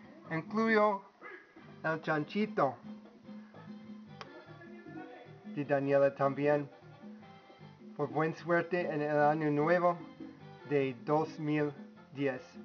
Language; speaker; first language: Spanish; non-native, learner; English